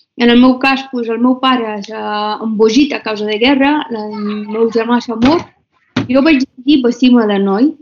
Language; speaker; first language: Catalan; non-native, fluent; Persian